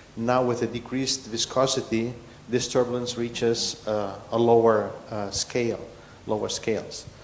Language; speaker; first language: English; non-native, fluent; Catalan